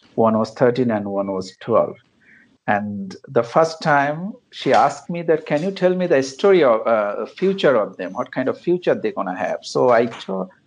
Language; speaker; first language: English; non-native, local second language; Bangla